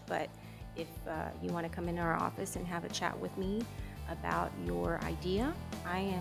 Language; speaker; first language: English; native; English